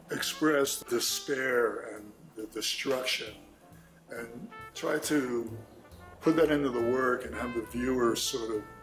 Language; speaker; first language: English; native; English